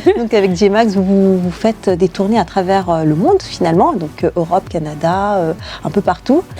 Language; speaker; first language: French; native; French